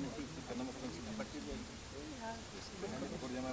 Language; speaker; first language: Spanish; native; Spanish